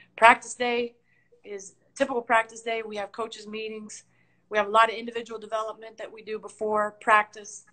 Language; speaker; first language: English; native; English